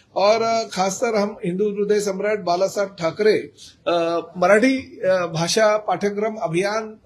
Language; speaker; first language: Hindi; non-native, local second language; Marathi